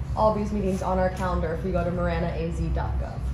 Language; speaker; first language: English; native; English